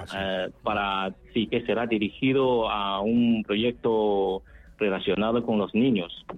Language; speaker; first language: Spanish; non-native, fluent; Chinese